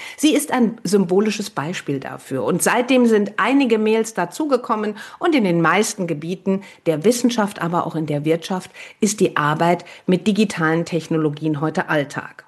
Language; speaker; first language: German; native; German